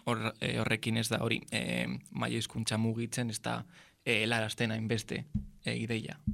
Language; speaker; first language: Basque; non-native, local second language; Spanish